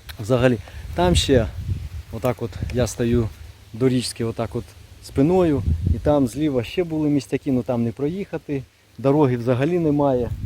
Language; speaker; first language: Ukrainian; native; Ukrainian